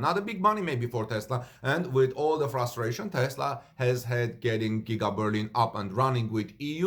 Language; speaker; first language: English; non-native, fluent; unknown